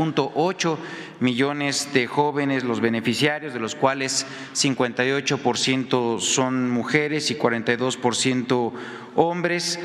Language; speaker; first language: Spanish; native; Spanish